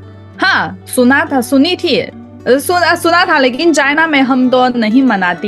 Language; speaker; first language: Hindi; non-native, learner; Chinese